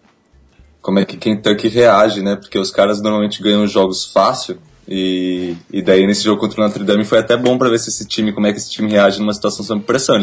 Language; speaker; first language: Portuguese; native; Portuguese